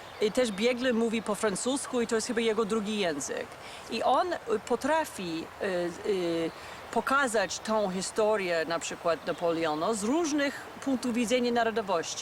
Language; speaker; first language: Polish; non-native, fluent; English